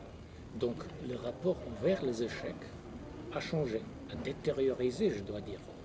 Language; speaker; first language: French; non-native, fluent; Croatian